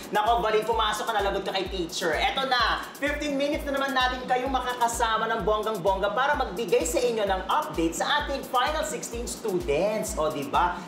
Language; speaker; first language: Filipino; native; Filipino